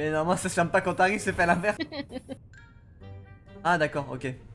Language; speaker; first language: French; native; French